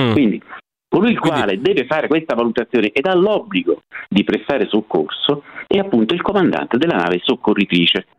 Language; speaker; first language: Italian; native; Italian